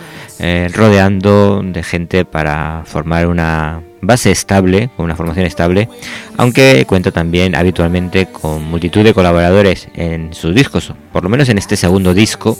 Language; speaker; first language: Spanish; native; Spanish